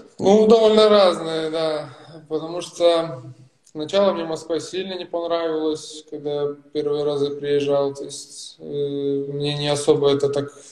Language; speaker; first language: Russian; native; Russian